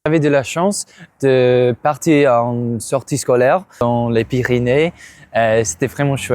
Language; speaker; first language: French; non-native, learner; English